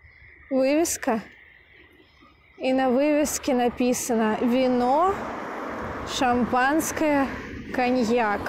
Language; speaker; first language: Russian; native; Russian